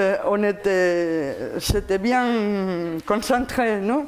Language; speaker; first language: French; non-native, fluent; Spanish